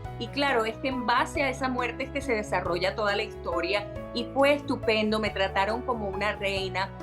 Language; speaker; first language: Spanish; native; Spanish